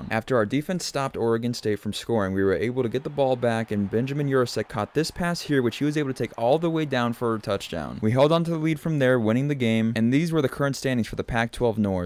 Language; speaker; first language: English; native; English